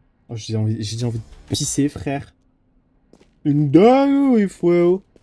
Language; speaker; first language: French; native; French